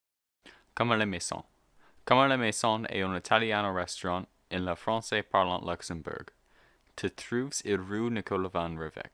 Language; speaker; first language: French; non-native, learner; English